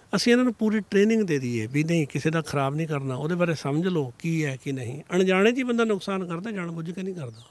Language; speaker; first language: Punjabi; native; Punjabi